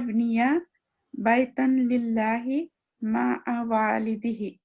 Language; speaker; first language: Arabic; non-native, learner; Urdu